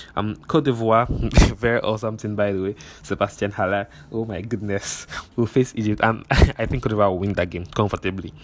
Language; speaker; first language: English; non-native, local second language; Igbo